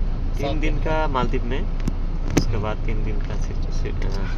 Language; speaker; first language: Hindi; non-native, learner; Bangla